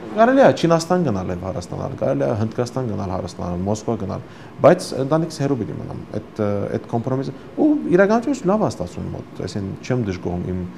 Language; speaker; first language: Armenian; early bilingual, heritage; Armenian